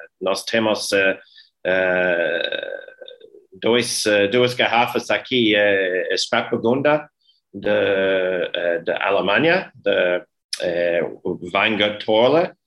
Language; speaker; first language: Portuguese; non-native, learner; English